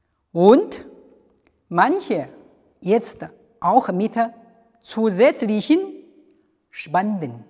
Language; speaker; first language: German; non-native, learner; Chinese